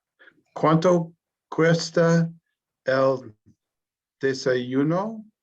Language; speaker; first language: Spanish; non-native, learner; English